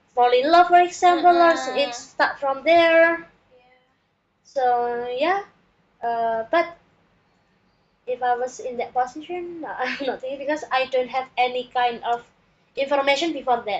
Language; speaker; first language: English; non-native, learner; Indonesian